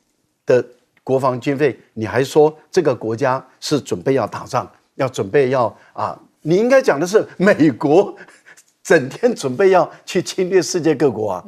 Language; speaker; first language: Chinese; native; Chinese